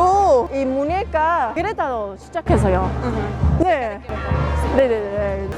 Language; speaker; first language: Korean; non-native, learner; Chinese